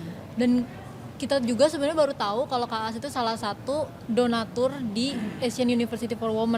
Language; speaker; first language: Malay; non-native, local second language; Sundanese